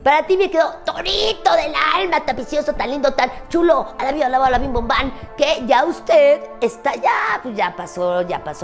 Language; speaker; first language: Spanish; native; Spanish